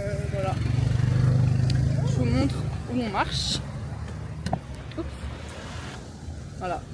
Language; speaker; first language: French; native; French